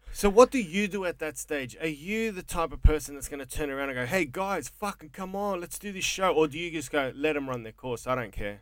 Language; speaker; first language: English; native; English